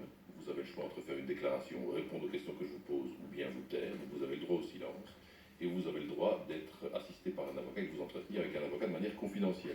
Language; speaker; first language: French; native; French